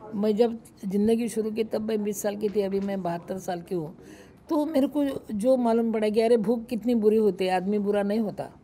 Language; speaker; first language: Hindi; non-native, local second language; Marathi